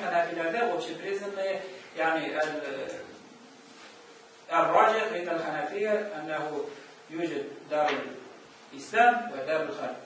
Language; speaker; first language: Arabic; non-native, fluent; Tatar